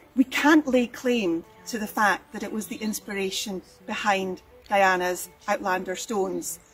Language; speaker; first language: English; native; English